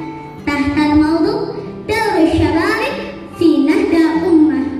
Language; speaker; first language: Arabic; non-native, learner; Indonesian